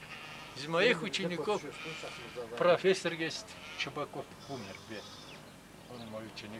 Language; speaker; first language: Russian; non-native, local second language; Karachay-Balkar